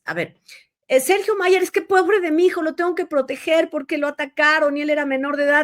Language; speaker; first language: Spanish; native; Spanish